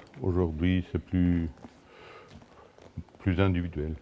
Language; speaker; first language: French; non-native, local second language; Luxembourgish